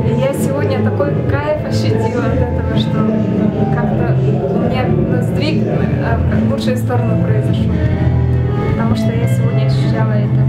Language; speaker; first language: Russian; non-native, local second language; Yakut